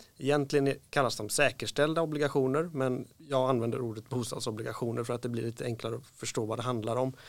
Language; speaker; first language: Swedish; native; Swedish